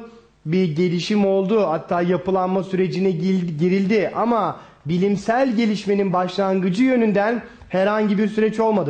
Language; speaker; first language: Turkish; native; Turkish